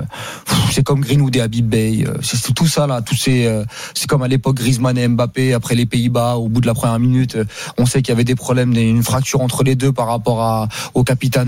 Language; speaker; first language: French; native; French